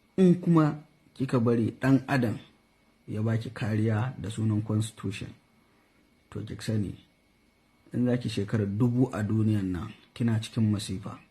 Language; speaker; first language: Hausa; native; Hausa